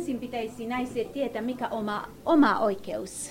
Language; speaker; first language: Finnish; non-native, learner; Kurdish